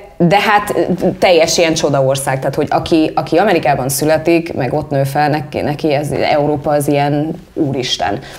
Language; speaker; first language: Hungarian; early bilingual, heritage; English